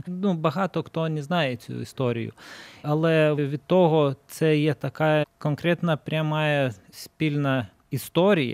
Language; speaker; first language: Ukrainian; non-native, fluent; Lithuanian